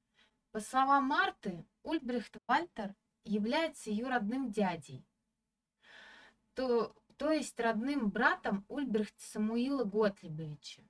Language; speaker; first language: Russian; native; Russian